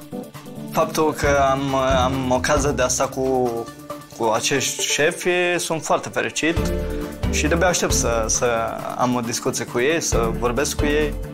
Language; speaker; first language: Romanian; early bilingual, heritage; Romanian